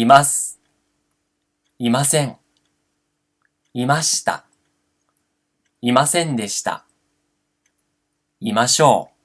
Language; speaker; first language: Japanese; non-native, fluent; Portuguese